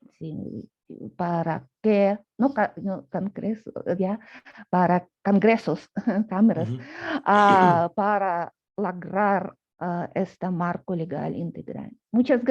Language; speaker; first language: Spanish; non-native, fluent; Russian